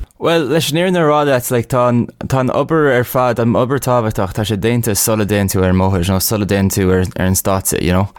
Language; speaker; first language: Irish; non-native, local second language; English